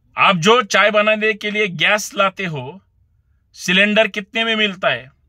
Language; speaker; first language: Hindi; non-native, local second language; Marathi